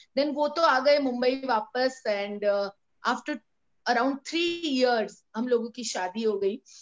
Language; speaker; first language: Hindi; non-native, local second language; Gujarati